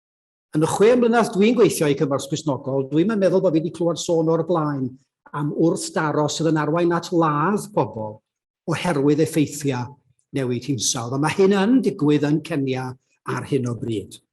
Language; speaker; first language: Welsh; native; Welsh